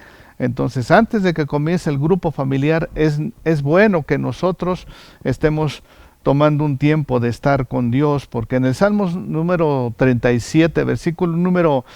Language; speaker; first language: Spanish; native; Spanish